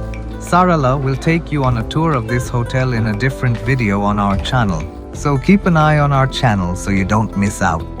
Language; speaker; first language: English; non-native, local second language; Sinhala